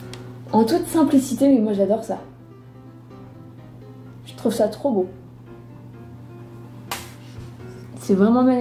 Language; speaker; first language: French; native; French